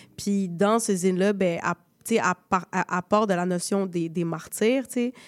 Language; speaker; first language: French; early bilingual, other home language; Spanish